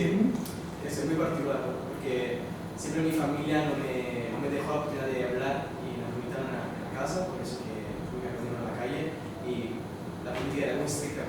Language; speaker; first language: Spanish; non-native, fluent; Italian